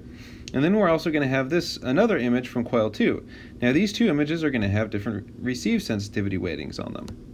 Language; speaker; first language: English; native; English